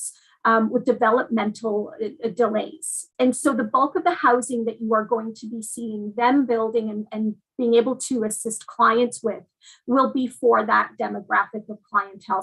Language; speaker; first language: English; native; English